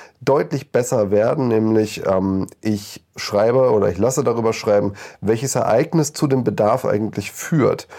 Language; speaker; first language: German; native; German